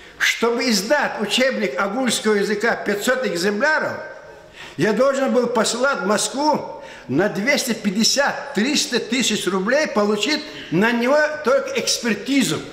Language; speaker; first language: Russian; non-native, local second language; Lezghian